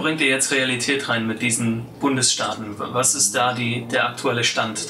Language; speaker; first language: German; native; German